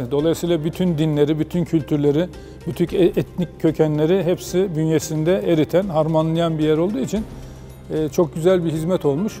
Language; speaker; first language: Turkish; native; Turkish